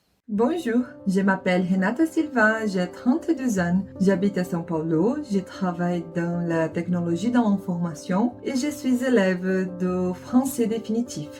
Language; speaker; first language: French; non-native, learner; Portuguese